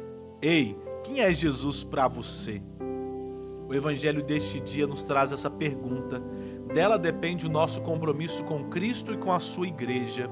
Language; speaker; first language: Portuguese; native; Portuguese